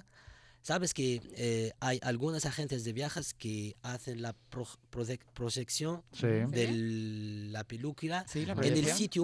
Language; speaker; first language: Spanish; non-native, fluent; Arabic